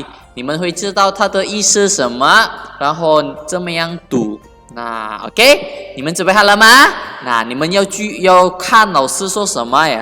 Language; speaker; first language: Chinese; non-native, fluent; Indonesian